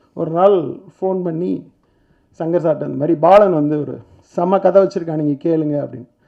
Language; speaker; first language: Tamil; native; Tamil